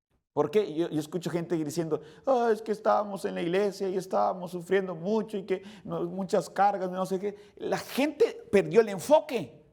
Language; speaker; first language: Spanish; native; Spanish